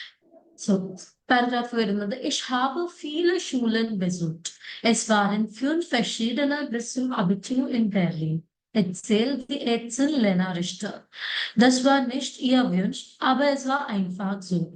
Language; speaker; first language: German; non-native, fluent; Malayalam